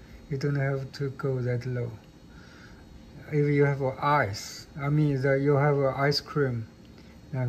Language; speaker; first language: English; non-native, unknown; Chinese